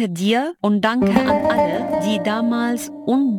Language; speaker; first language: German; non-native, fluent; Arabic